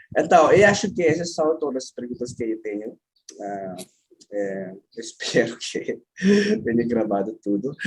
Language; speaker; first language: Portuguese; non-native, learner; Filipino